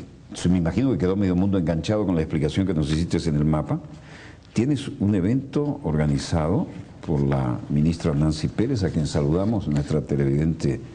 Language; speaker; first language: Spanish; native; Spanish